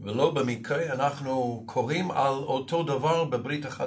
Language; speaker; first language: Hebrew; non-native, fluent; English